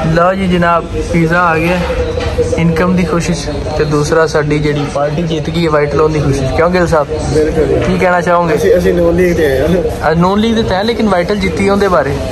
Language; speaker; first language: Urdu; non-native, local second language; Punjabi